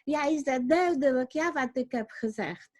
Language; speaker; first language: Dutch; non-native, fluent; Russian